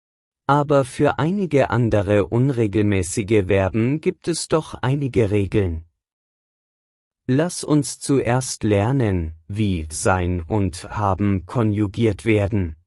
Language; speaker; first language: German; non-native, fluent; Persian